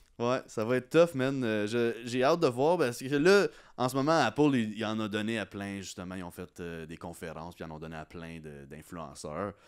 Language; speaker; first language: French; native; French